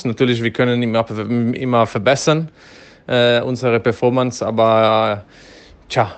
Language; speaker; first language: German; non-native, fluent; Dutch